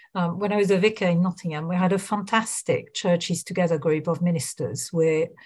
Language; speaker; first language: English; non-native, fluent; French